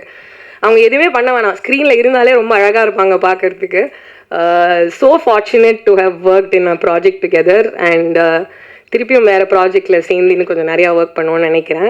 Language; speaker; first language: Tamil; native; Tamil